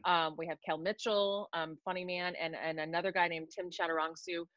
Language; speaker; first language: English; native; English